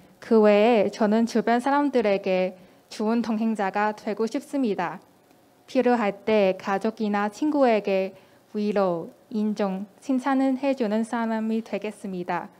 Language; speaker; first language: Korean; non-native, fluent; Cantonese